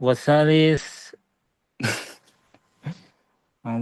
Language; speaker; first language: Arabic; non-native, learner; Indonesian